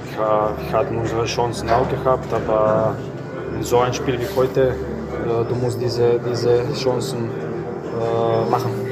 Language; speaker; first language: German; non-native, fluent; Croatian